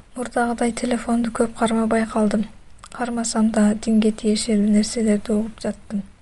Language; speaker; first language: Kyrgyz; native; Kyrgyz